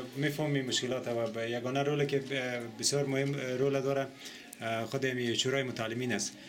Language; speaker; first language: Persian; native; Persian